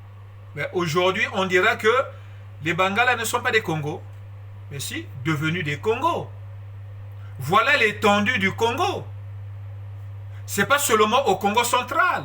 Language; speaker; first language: French; non-native, local second language; Kongo